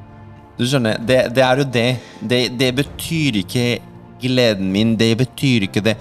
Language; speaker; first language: Norwegian; non-native, fluent; Spanish